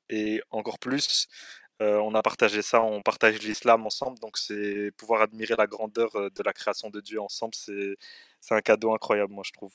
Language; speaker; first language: French; early bilingual, other home language; Arabic